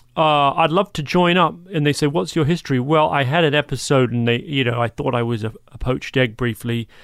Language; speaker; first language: English; native; English